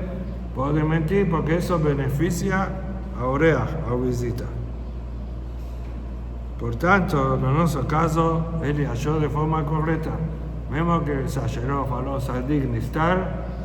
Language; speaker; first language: Portuguese; non-native, fluent; Spanish